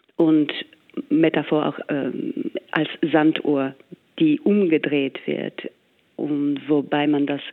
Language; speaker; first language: German; non-native, fluent; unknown